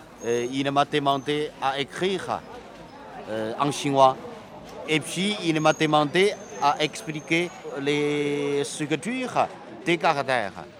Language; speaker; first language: French; non-native, learner; Chinese